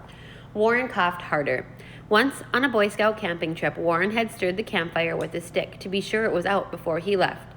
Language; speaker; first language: English; native; English